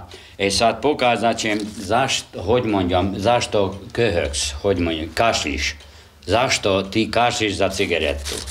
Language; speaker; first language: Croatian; non-native, local second language; Hungarian